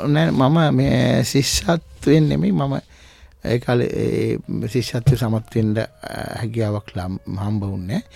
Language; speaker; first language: Sinhala; non-native, local second language; Tamil